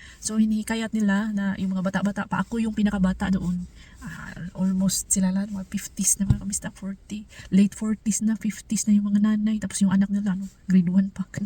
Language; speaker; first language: Filipino; non-native, local second language; Cebuano